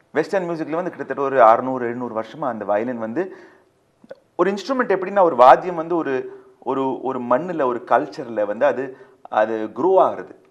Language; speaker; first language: Tamil; early bilingual, heritage; Tamil